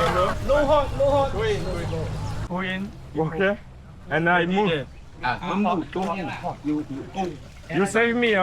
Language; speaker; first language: English; non-native, learner; French